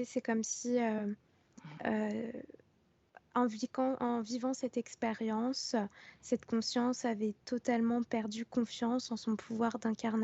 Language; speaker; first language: French; native; French